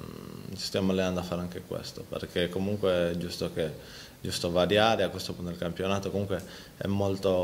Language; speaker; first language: Italian; native; Italian